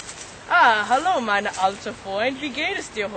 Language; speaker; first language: German; non-native, learner; English